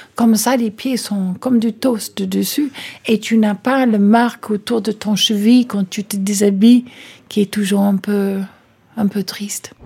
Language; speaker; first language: French; non-native, fluent; English